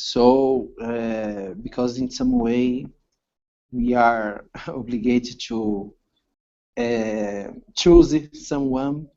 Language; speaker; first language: English; non-native, learner; Portuguese